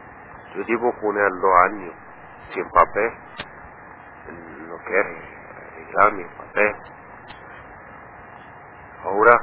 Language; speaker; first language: Spanish; non-native, learner; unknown